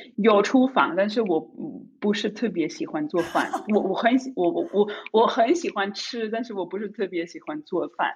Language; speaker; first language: Chinese; non-native, fluent; German